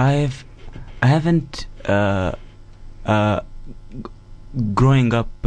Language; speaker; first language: English; non-native, local second language; Swahili